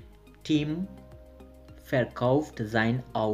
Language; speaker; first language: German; non-native, fluent; Bangla